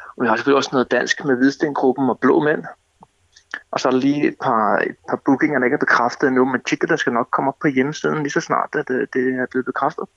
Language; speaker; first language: Danish; native; Danish